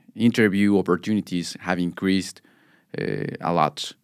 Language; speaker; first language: English; non-native, fluent; Spanish